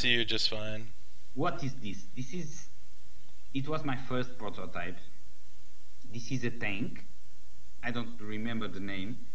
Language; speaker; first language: English; non-native, learner; Portuguese